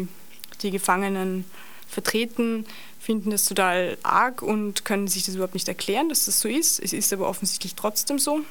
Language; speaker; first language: German; native; German